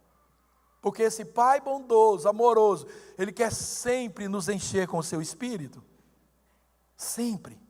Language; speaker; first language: Portuguese; native; Portuguese